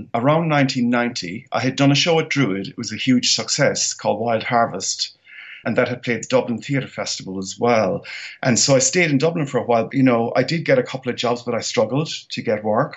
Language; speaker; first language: English; native; English